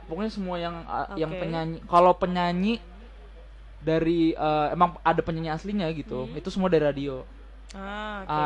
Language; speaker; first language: Indonesian; native; Indonesian